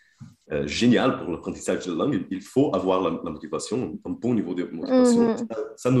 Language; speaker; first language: French; non-native, fluent; Portuguese